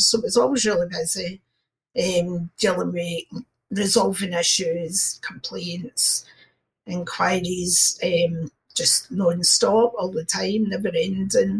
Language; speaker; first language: English; native; English